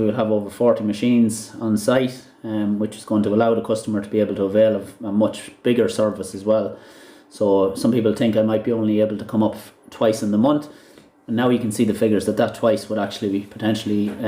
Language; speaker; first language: English; native; English